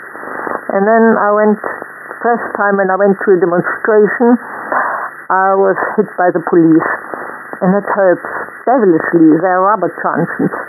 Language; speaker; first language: English; non-native, fluent; German